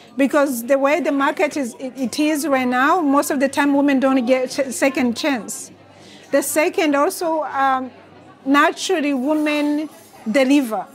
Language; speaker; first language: English; non-native, fluent; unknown